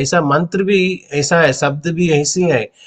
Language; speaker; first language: Hindi; non-native, local second language; Telugu